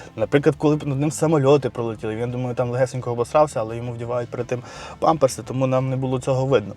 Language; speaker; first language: Ukrainian; non-native, local second language; Russian